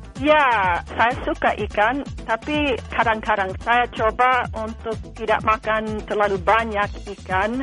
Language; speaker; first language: Indonesian; non-native, fluent; English